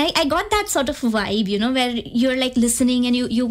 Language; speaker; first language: English; non-native, local second language; Hindi